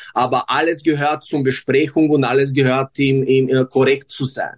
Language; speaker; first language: German; non-native, learner; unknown